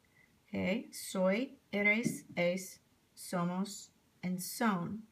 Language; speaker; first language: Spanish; non-native, fluent; English